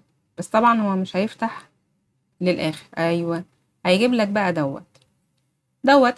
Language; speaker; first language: Arabic; native; Arabic